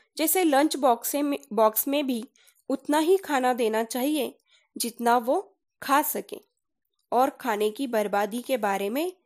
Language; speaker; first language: Hindi; non-native, local second language; Marathi